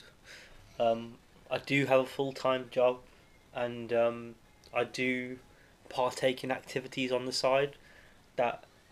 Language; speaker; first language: English; native; English